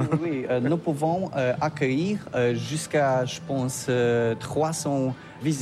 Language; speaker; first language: French; non-native, learner; Polish